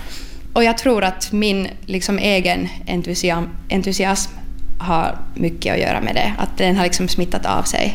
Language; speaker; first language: Swedish; non-native, local second language; Finnish